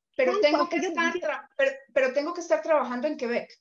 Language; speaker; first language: Spanish; native; Spanish